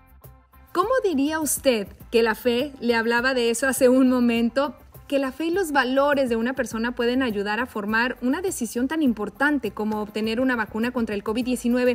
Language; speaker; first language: Spanish; native; Spanish